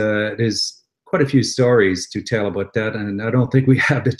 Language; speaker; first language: English; native; English